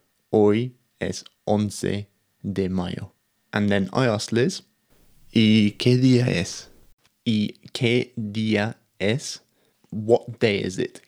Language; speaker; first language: Spanish; non-native, fluent; English